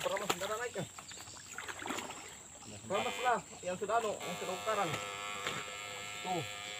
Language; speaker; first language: Malay; native; Malay